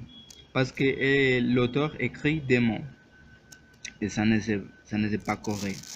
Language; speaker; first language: French; non-native, learner; Spanish